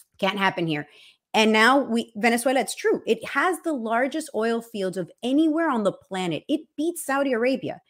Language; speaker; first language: English; early bilingual, other home language; Spanish